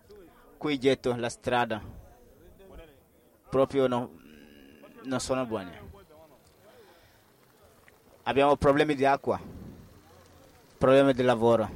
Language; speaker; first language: Italian; non-native, learner; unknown